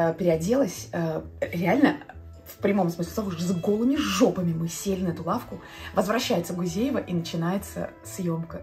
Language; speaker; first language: Russian; non-native, local second language; Latvian